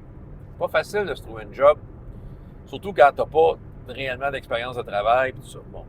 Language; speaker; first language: French; native; French